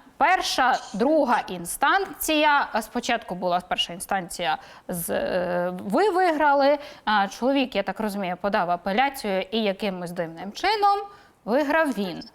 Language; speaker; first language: Ukrainian; native; Ukrainian